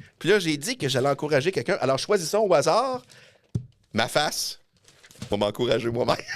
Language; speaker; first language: French; native; French